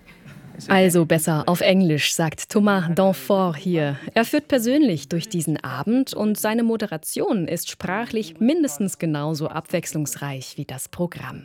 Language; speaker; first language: German; native; German